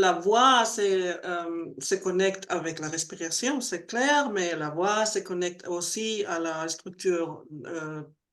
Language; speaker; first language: French; non-native, learner; Spanish